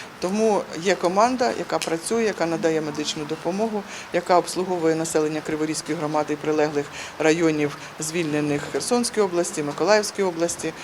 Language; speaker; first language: Ukrainian; native; Ukrainian